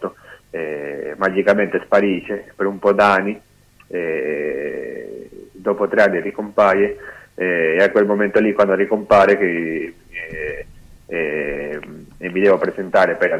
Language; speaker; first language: Italian; non-native, fluent; Spanish